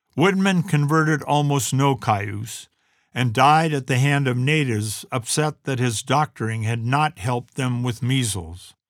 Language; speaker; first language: English; native; English